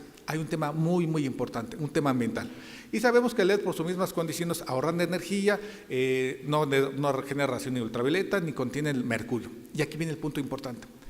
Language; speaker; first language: Spanish; native; Spanish